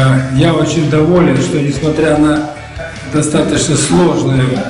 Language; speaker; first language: Russian; native; Russian